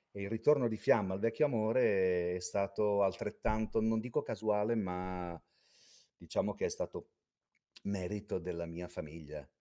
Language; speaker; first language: Italian; native; Italian